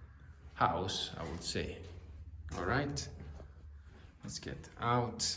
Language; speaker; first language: English; non-native, fluent; Italian